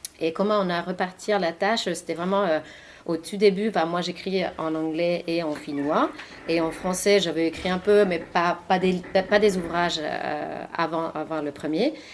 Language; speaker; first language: French; non-native, fluent; Finnish